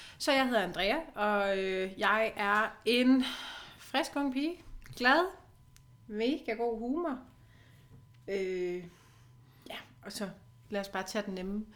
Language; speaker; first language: Danish; native; Danish